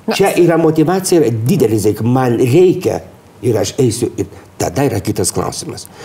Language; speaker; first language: Lithuanian; native; Lithuanian